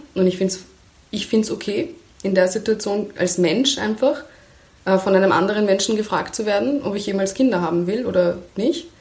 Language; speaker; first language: German; early bilingual, other home language; Persian